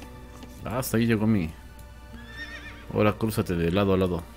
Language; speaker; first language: Spanish; native; Spanish